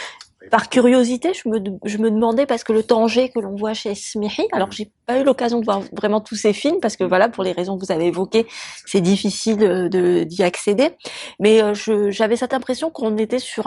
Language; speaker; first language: French; native; French